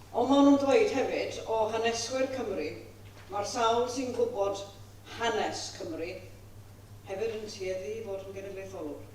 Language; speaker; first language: Welsh; non-native, fluent; English